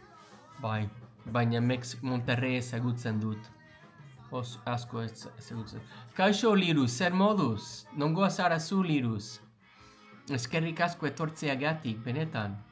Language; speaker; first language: Basque; non-native, learner; English